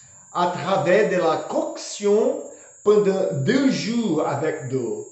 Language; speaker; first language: French; non-native, learner; Portuguese